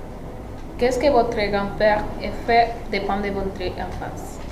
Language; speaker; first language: French; non-native, learner; Spanish